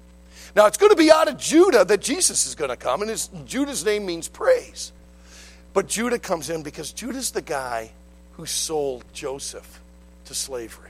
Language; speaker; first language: English; native; English